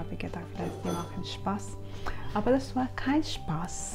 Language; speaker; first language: German; non-native, learner; Tibetan